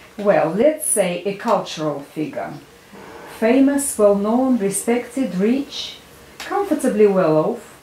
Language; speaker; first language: English; non-native, fluent; Russian